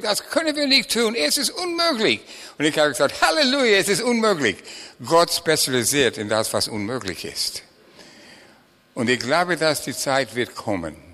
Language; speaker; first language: German; non-native, fluent; English